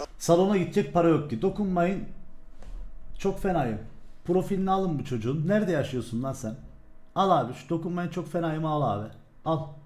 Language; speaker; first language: Turkish; early bilingual, heritage; Turkish